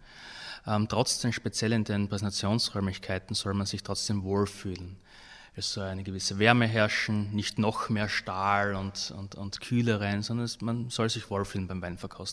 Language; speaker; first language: German; native; German